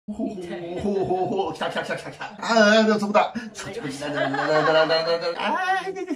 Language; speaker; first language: Japanese; native; Japanese